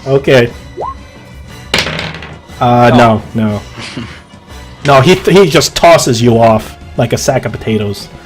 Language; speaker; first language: English; native; English